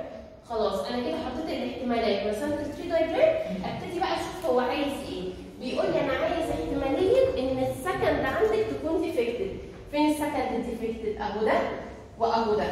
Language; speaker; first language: Arabic; native; Arabic